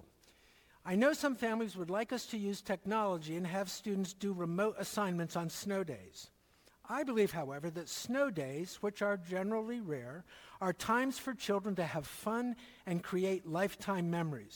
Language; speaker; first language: English; native; English